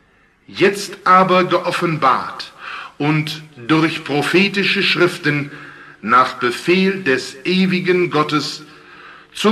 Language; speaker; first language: German; native; German